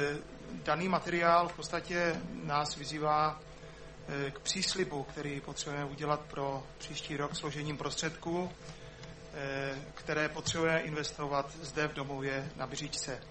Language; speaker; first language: Czech; native; Czech